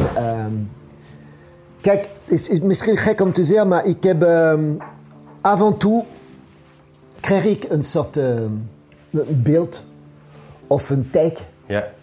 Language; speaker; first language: Dutch; non-native, fluent; French